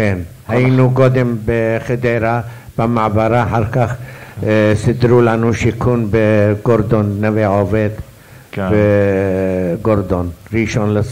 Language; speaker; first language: Hebrew; non-native, fluent; Arabic